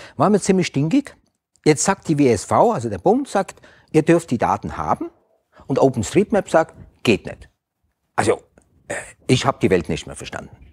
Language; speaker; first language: German; native; German